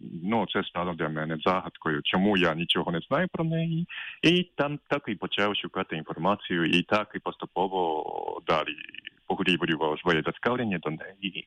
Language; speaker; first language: Ukrainian; non-native, fluent; Japanese